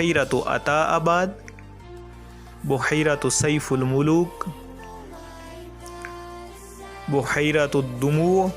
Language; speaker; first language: Arabic; non-native, learner; Urdu